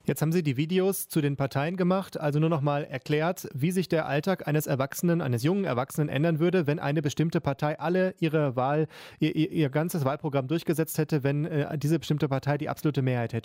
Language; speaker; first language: German; native; German